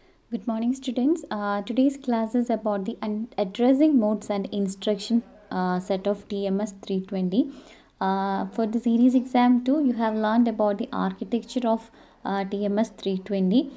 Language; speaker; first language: English; non-native, local second language; Malayalam